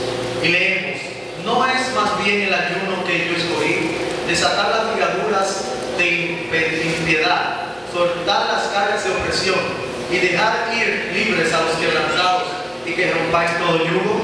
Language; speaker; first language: Spanish; native; Spanish